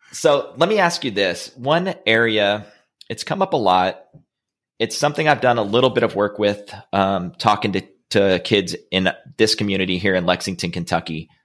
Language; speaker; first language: English; native; English